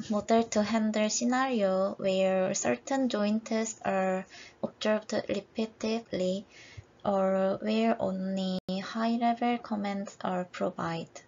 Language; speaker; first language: English; non-native, fluent; Korean